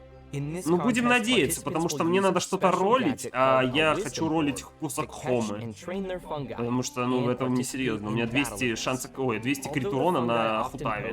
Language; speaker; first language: Russian; native; Russian